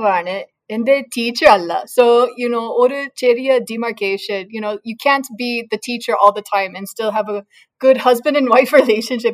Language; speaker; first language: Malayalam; non-native, learner; English